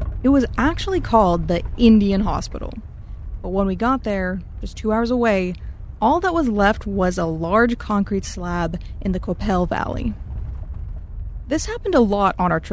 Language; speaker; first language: English; native; English